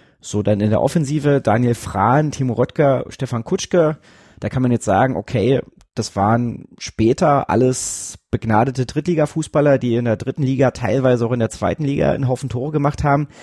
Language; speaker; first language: German; native; German